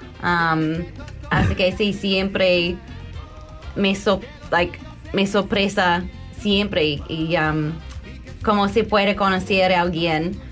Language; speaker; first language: Spanish; non-native, learner; English